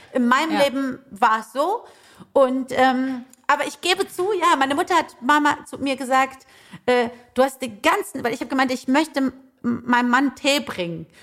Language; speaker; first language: German; early bilingual, other home language; Persian